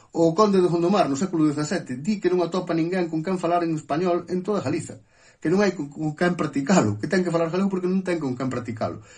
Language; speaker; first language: Galician; native; Galician